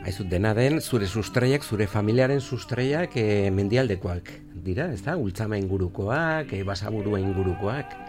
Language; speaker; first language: Basque; native; Basque